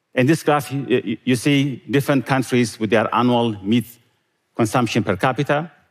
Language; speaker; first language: English; non-native, fluent; Tigrinya